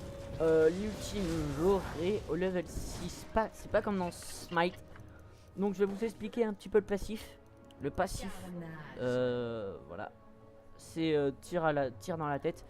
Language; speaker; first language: French; native; French